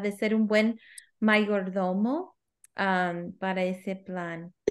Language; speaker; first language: Spanish; early bilingual, heritage; Spanish